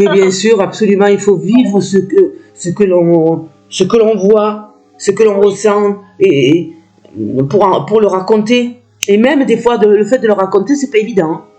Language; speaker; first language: French; native; French